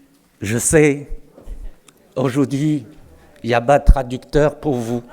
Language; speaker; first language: French; non-native, fluent; Chinese